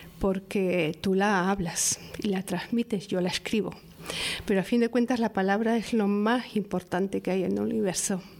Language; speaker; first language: Spanish; native; Spanish